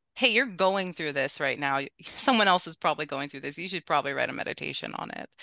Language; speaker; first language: English; early bilingual, other home language; Spanish